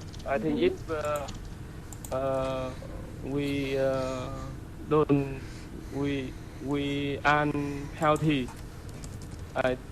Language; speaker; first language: English; non-native, learner; Vietnamese